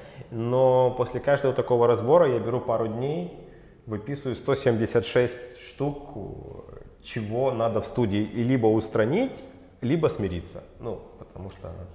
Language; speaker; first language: Russian; native; Russian